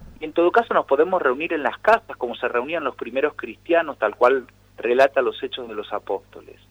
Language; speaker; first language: Spanish; native; Spanish